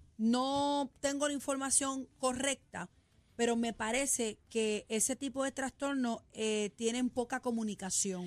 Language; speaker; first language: Spanish; native; Spanish